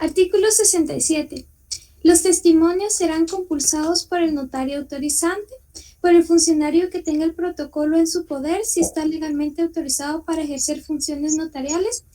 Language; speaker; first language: Spanish; native; Spanish